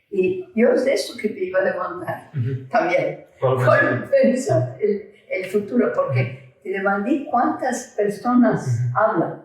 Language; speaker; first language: Spanish; early bilingual, heritage; Ladino